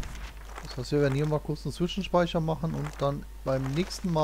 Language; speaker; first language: German; native; German